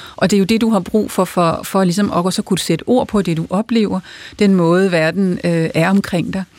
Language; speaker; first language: Danish; early bilingual, other home language; German